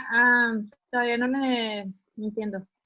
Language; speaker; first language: Spanish; non-native, learner; English